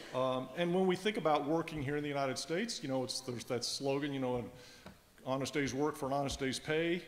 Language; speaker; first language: English; native; English